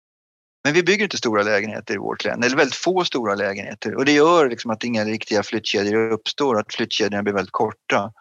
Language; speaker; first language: Swedish; native; Swedish